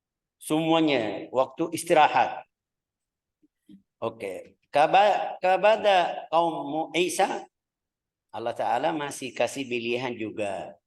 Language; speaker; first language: Indonesian; non-native, fluent; Arabic